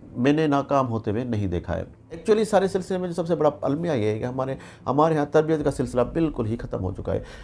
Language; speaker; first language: Urdu; non-native, local second language; Sindhi